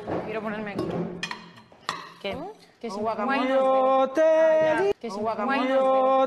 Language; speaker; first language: Spanish; native; Spanish